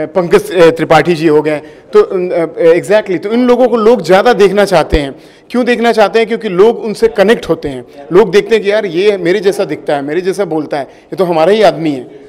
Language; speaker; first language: Hindi; native; Hindi